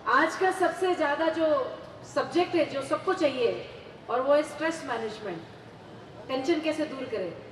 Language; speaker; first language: Hindi; non-native, local second language; Marathi